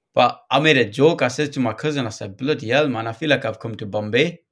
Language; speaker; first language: English; native; English